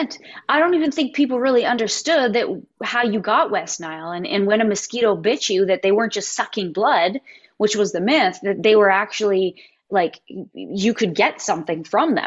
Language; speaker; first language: English; native; English